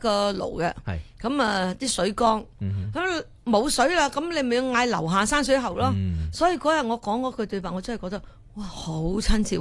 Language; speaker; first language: Cantonese; early bilingual, heritage; Cantonese